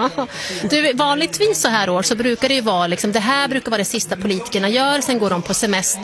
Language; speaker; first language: Swedish; native; Swedish